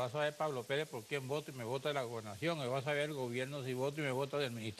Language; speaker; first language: Spanish; native; Spanish